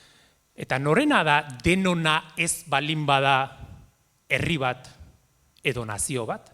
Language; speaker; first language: Basque; native; Basque